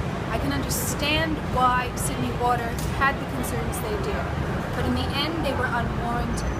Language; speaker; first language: English; native; English